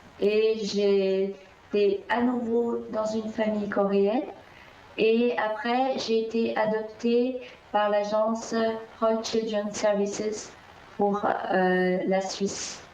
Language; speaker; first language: French; early bilingual, other home language; Korean